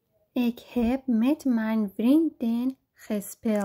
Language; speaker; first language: Dutch; non-native, fluent; Persian